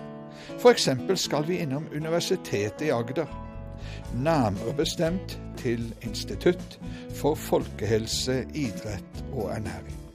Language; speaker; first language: Norwegian; native; Norwegian